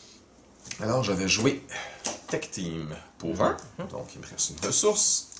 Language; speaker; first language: French; native; French